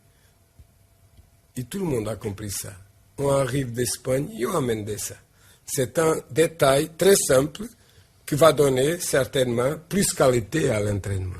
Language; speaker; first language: French; non-native, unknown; Portuguese